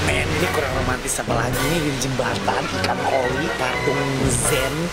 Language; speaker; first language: Indonesian; native; Indonesian